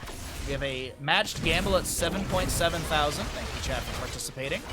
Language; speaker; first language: English; native; English